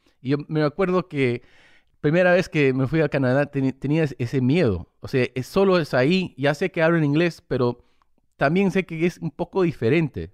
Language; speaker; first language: Spanish; early bilingual, heritage; English